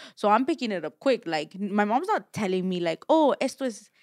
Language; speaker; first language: English; early bilingual, other home language; Spanish